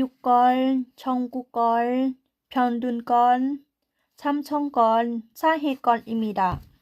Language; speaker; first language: Korean; non-native, learner; Thai